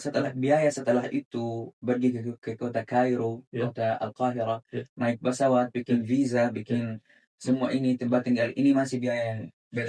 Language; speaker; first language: Indonesian; non-native, fluent; Arabic